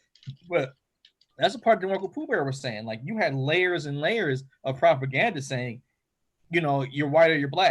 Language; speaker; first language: English; native; English